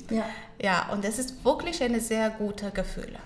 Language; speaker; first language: German; non-native, learner; Pashto